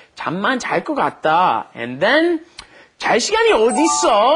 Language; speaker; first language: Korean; non-native, fluent; English